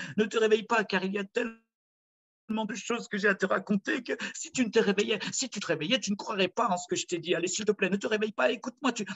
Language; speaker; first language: French; native; French